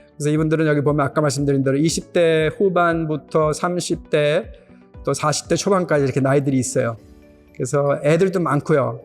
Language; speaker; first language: Korean; native; Korean